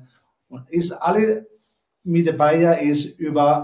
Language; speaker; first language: German; non-native, learner; Spanish